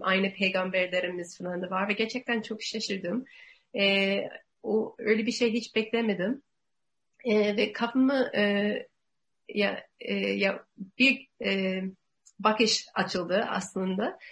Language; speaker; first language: Turkish; non-native, learner; English